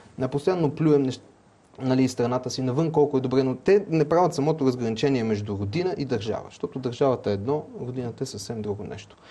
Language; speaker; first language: Bulgarian; native; Bulgarian